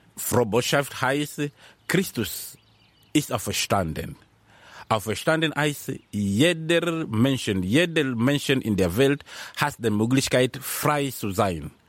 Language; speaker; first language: German; non-native, learner; Swahili